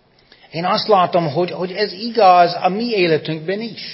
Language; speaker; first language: Hungarian; non-native, fluent; English